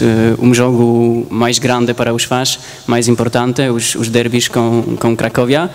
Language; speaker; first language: Portuguese; non-native, learner; Polish